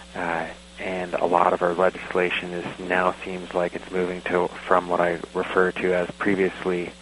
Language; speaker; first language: English; native; English